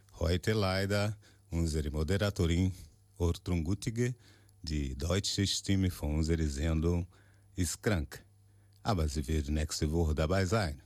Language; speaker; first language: German; non-native, learner; Portuguese